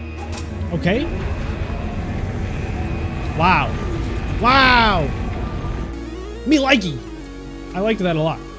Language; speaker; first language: English; native; English